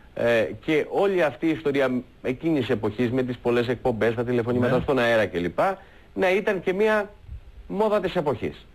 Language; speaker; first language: Greek; native; Greek